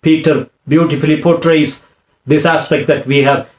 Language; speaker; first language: English; non-native, local second language; Tamil